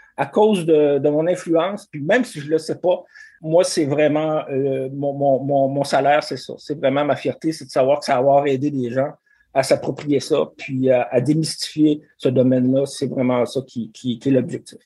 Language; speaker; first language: French; native; French